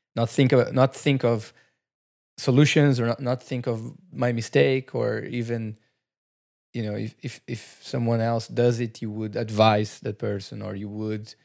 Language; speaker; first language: English; non-native, fluent; Portuguese